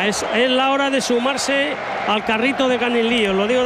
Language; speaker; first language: Spanish; native; Spanish